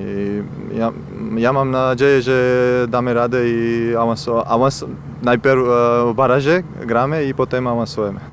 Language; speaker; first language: Polish; non-native, learner; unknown